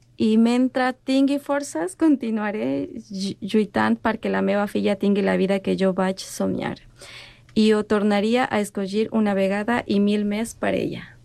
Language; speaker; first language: Catalan; non-native, learner; Spanish